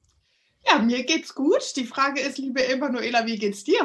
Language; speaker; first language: German; native; German